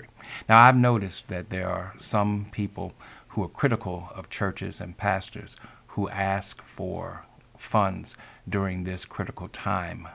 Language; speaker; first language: English; native; English